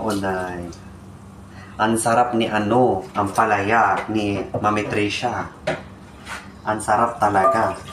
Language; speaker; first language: Filipino; non-native, learner; Arabic